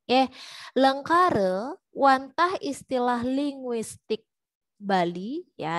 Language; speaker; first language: Indonesian; native; Indonesian